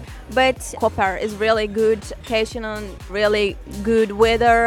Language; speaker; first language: English; non-native, learner; Turkish